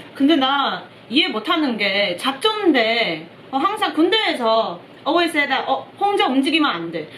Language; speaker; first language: Korean; non-native, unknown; Chinese